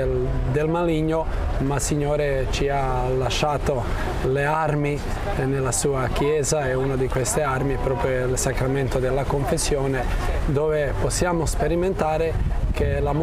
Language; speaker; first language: Italian; non-native, fluent; Croatian